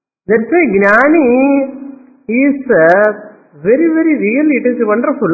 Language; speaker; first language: English; non-native, local second language; Tamil